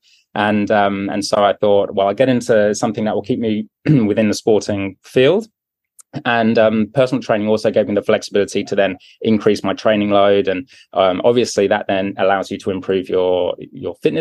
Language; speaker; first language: English; native; English